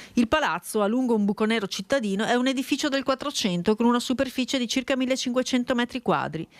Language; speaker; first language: Italian; native; Italian